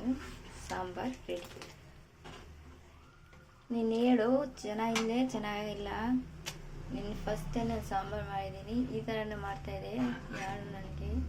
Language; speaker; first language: Kannada; non-native, local second language; Bangla